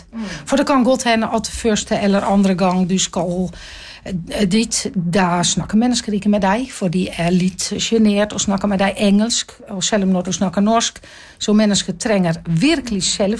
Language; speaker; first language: Norwegian; non-native, fluent; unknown